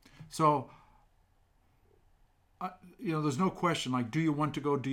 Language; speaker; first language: English; native; English